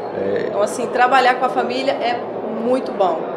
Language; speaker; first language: Portuguese; native; Portuguese